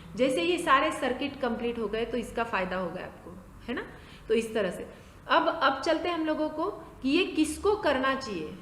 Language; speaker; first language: Hindi; non-native, local second language; Marathi